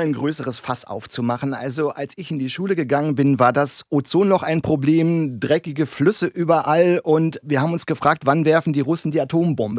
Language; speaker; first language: German; native; German